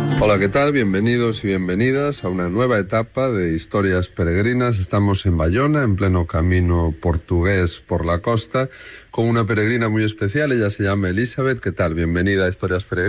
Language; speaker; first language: Spanish; native; Spanish